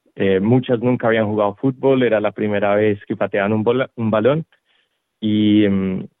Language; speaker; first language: Spanish; native; Spanish